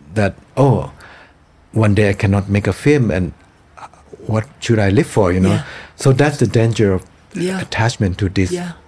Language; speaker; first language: English; non-native, fluent; Thai